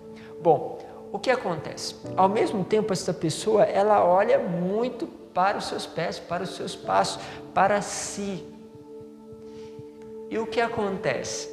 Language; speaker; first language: Portuguese; native; Portuguese